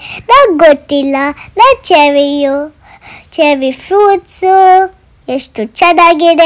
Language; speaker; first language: Kannada; early bilingual, heritage; Kannada